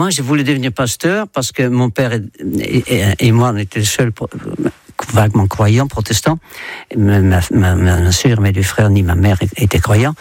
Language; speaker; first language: French; non-native, fluent; Dutch